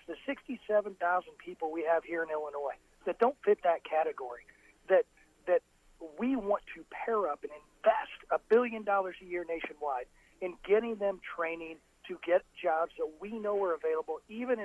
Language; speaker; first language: English; native; English